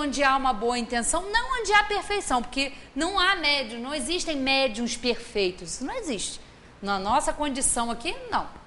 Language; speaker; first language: Portuguese; native; Portuguese